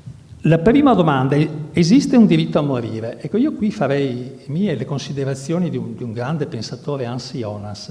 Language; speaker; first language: Italian; native; Italian